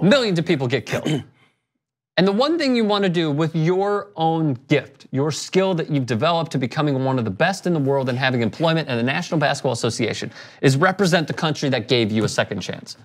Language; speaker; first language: English; native; English